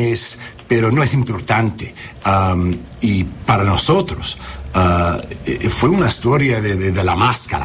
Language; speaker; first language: Spanish; early bilingual, heritage; English